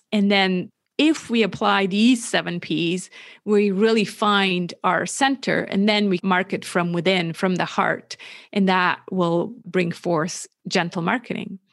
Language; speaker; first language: English; non-native, fluent; German